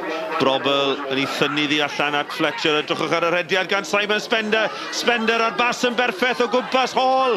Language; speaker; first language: Welsh; native; Welsh